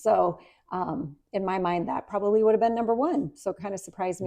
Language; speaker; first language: English; native; English